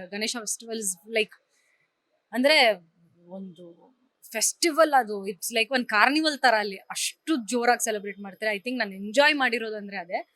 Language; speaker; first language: Kannada; non-native, local second language; Konkani